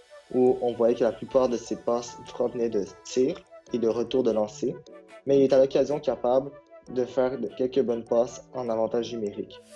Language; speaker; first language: French; native; French